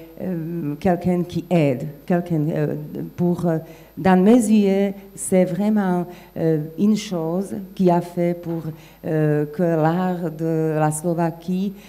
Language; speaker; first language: French; non-native, fluent; Slovak